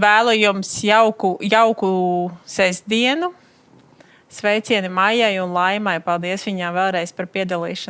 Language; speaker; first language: Latvian; native; Latvian